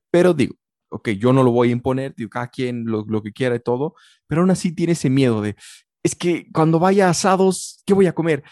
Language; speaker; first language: Spanish; early bilingual, heritage; Spanish